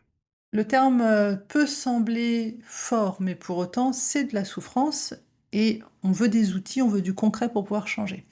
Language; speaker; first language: French; native; French